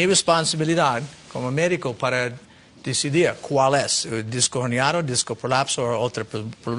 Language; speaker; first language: Spanish; non-native, learner; English